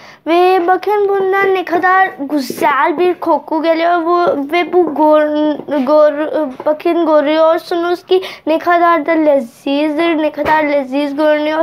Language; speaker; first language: Turkish; non-native, learner; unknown